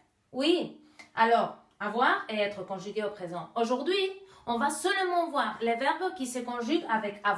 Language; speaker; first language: French; non-native, fluent; Basque